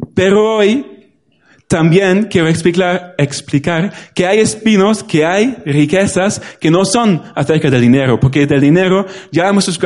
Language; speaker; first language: Spanish; non-native, fluent; German